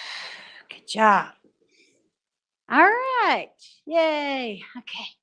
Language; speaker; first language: English; native; English